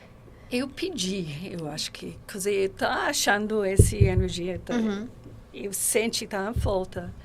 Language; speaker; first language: Portuguese; non-native, learner; English